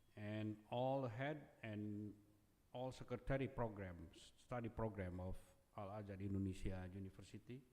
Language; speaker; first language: English; non-native, fluent; Indonesian